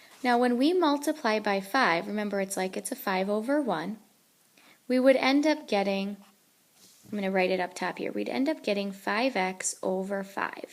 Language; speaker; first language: English; native; English